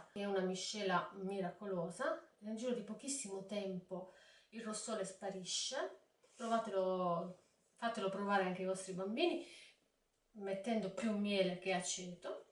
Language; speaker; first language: Italian; native; Italian